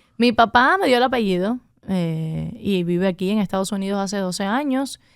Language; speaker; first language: Spanish; native; Spanish